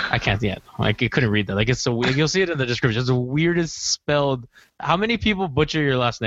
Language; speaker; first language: English; native; English